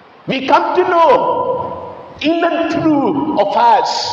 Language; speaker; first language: English; non-native, local second language; Tamil